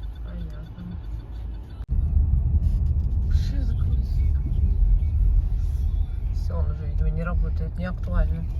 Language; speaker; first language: Russian; native; Russian